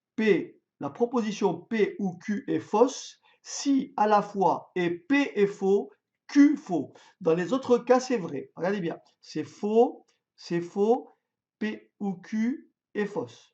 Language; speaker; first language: French; native; French